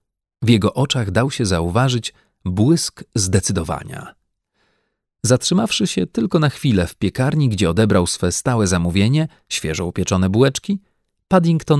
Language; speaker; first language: Polish; native; Polish